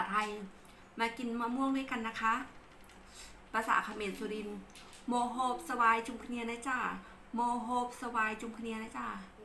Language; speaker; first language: Thai; native; Thai